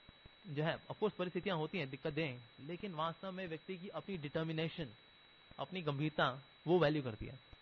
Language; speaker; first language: Hindi; native; Hindi